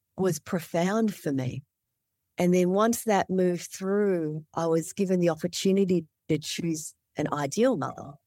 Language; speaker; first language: English; native; English